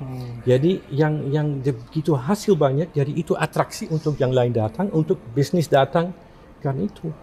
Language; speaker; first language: Indonesian; non-native, fluent; Dutch